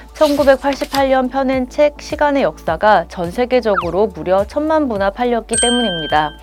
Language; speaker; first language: Korean; native; Korean